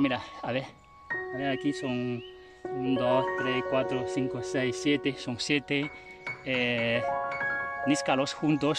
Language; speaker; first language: Spanish; non-native, learner; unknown